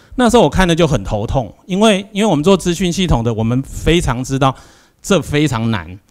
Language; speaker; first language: Chinese; native; Chinese